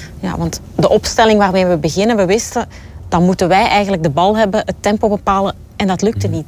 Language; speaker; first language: Dutch; native; Dutch